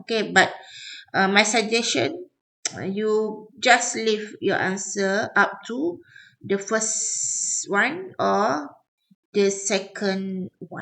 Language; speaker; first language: English; non-native, local second language; Malay